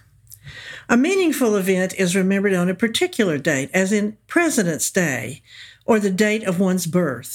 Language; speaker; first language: English; native; English